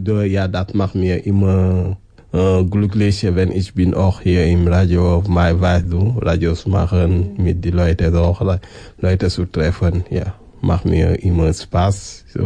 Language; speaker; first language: German; non-native, learner; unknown